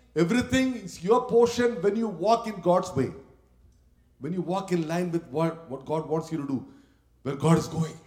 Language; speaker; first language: English; non-native, local second language; Malayalam